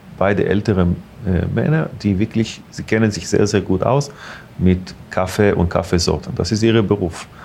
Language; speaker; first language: German; non-native, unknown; Hebrew